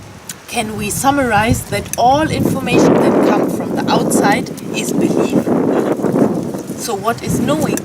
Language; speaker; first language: English; non-native, fluent; German